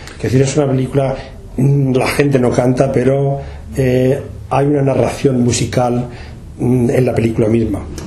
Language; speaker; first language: Spanish; native; Spanish